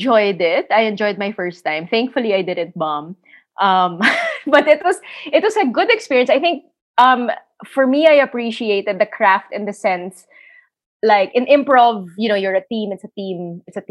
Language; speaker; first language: English; non-native, local second language; Filipino